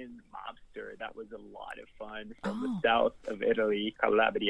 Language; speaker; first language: English; non-native, fluent; Portuguese